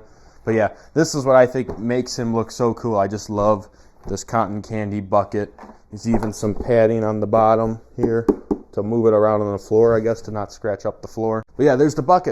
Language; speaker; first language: English; native; English